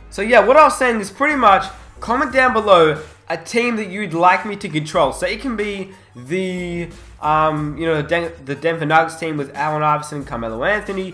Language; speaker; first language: English; native; English